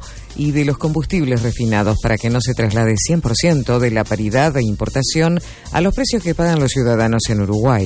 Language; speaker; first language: Spanish; native; Spanish